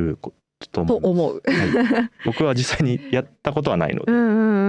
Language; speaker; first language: Japanese; native; Japanese